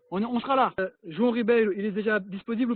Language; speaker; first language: French; native; French